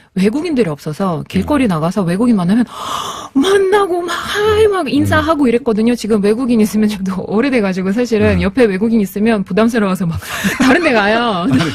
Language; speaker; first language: Korean; non-native, fluent; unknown